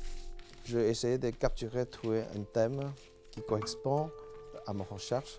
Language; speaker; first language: French; non-native, fluent; Chinese